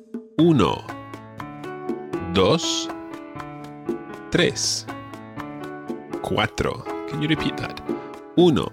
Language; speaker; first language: Spanish; non-native, fluent; English